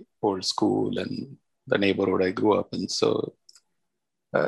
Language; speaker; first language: English; non-native, local second language; Marathi